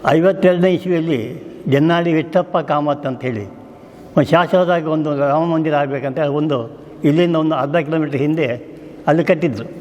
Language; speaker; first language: Kannada; non-native, local second language; Konkani